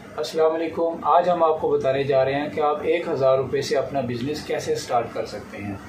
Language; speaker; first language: Urdu; non-native, local second language; Punjabi